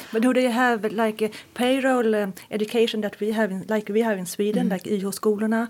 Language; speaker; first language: English; non-native, fluent; Swedish